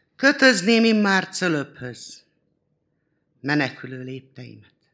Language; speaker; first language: Hungarian; non-native, local second language; Romany